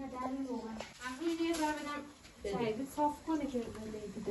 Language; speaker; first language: Persian; native; Persian